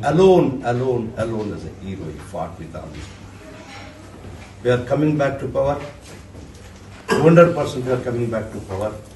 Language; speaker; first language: English; non-native, local second language; Telugu